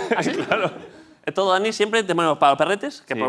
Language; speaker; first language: Spanish; native; Spanish